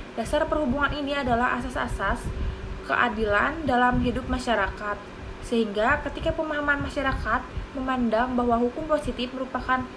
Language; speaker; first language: Indonesian; native; Indonesian